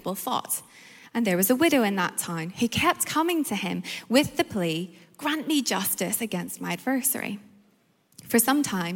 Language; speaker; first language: English; native; English